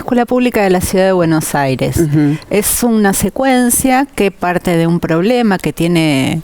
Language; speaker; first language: Spanish; native; Spanish